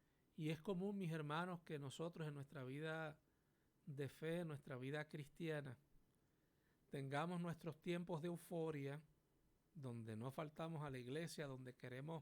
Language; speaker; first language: Spanish; native; Spanish